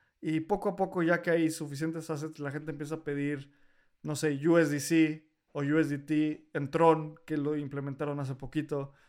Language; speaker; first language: Spanish; native; Spanish